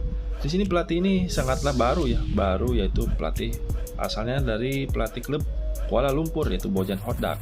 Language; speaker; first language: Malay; non-native, local second language; Sundanese